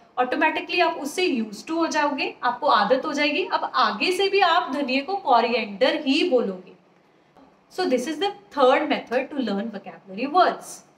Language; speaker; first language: Hindi; native; Hindi